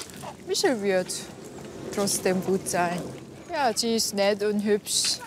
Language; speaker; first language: German; non-native, learner; Korean